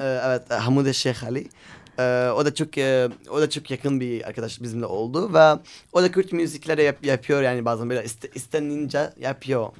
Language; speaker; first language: Turkish; non-native, learner; Arabic